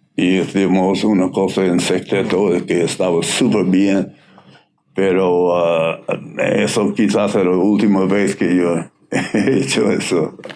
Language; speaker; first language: Spanish; non-native, learner; English